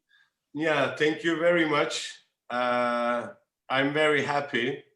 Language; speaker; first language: English; non-native, fluent; Turkish